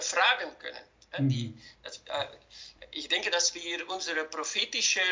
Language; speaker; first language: German; non-native, fluent; Dutch